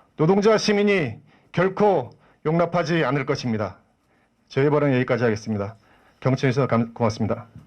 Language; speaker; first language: Korean; native; Korean